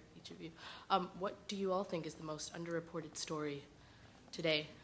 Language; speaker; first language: English; non-native, fluent; German